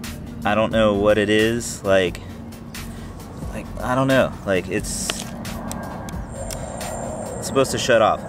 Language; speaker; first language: English; native; English